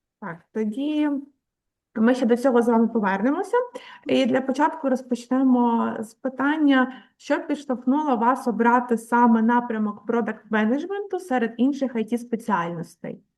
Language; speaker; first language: Ukrainian; native; Ukrainian